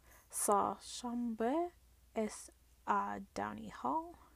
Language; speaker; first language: French; non-native, learner; English